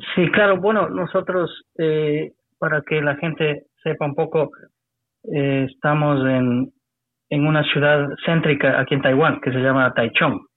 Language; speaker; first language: Spanish; native; Spanish